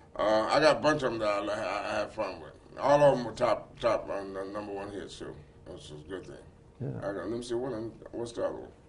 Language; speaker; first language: English; native; English